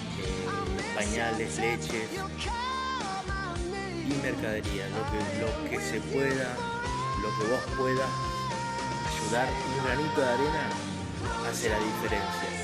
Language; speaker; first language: Spanish; native; Spanish